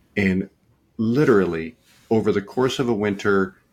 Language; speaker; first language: English; native; English